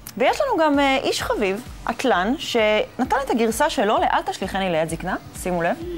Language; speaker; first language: Hebrew; native; Hebrew